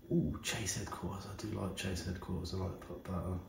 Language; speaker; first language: English; native; English